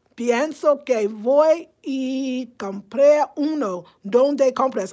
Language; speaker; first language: Spanish; non-native, learner; English